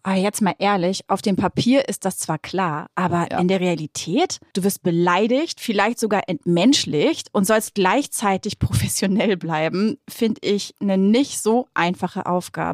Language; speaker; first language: German; native; German